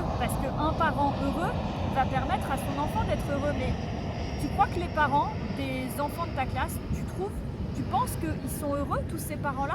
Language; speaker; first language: French; native; French